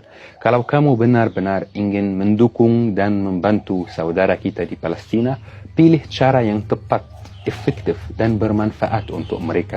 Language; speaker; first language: Indonesian; non-native, fluent; Arabic